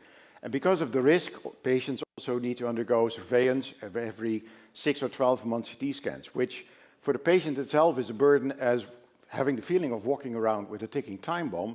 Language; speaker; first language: English; non-native, fluent; Dutch